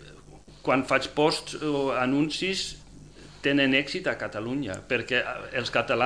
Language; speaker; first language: Catalan; non-native, fluent; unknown